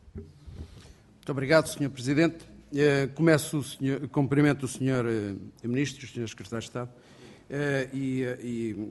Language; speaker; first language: Portuguese; native; Portuguese